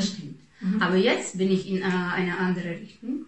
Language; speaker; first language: German; non-native, fluent; Russian